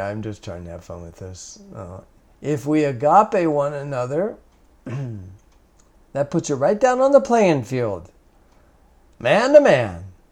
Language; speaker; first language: English; native; English